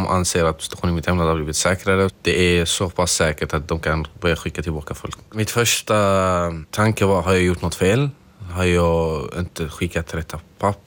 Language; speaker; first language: Swedish; non-native, fluent; Arabic